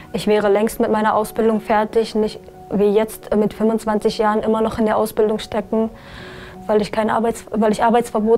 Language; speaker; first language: German; early bilingual, other home language; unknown